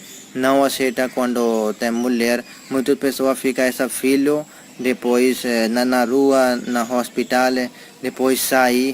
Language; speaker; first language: Portuguese; non-native, learner; Hindi